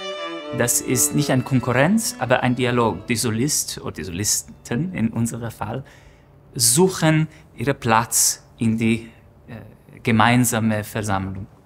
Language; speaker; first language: German; non-native, fluent; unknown